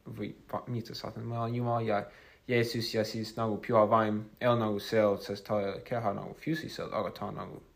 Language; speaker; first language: Estonian; non-native, fluent; English